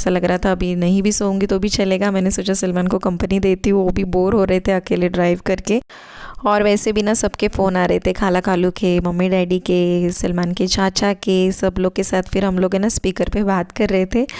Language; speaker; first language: Hindi; native; Hindi